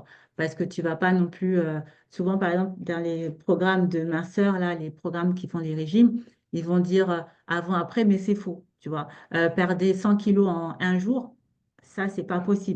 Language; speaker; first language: French; native; French